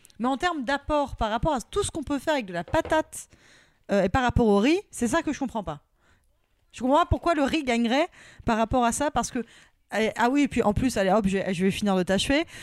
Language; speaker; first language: French; native; French